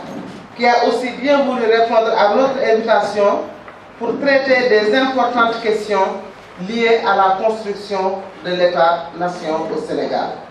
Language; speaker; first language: French; non-native, local second language; Wolof